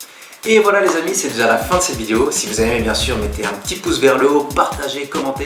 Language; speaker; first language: French; native; French